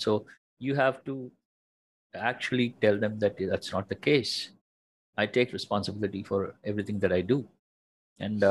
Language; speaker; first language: English; non-native, local second language; Tamil